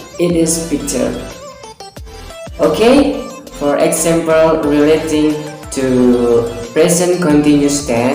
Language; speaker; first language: English; non-native, learner; Indonesian